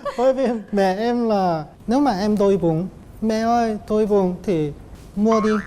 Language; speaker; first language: Vietnamese; non-native, learner; Korean